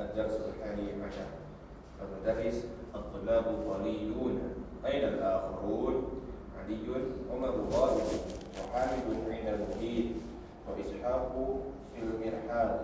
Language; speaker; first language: Arabic; non-native, learner; Sundanese